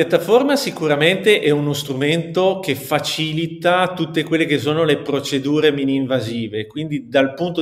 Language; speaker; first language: Italian; native; Italian